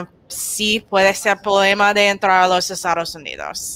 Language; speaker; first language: Spanish; non-native, learner; English